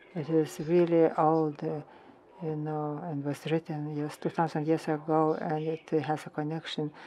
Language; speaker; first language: English; non-native, fluent; Lithuanian